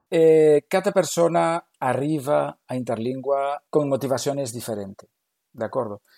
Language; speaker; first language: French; non-native, fluent; Galician